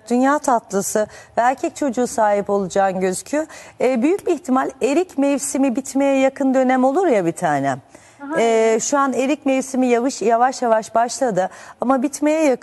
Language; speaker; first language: Turkish; native; Turkish